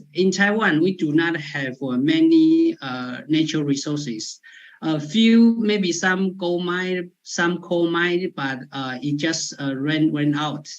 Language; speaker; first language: English; non-native, fluent; Chinese